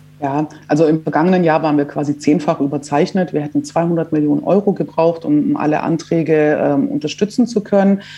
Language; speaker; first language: German; early bilingual, other home language; Croatian